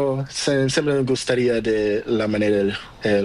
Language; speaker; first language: Spanish; non-native, learner; Portuguese